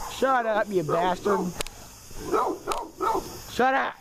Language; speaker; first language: English; native; English